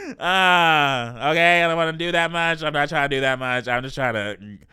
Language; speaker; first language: English; native; English